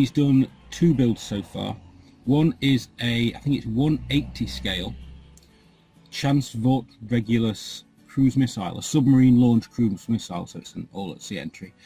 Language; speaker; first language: English; native; English